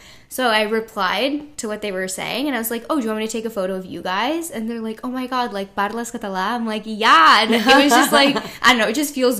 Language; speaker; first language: English; native; English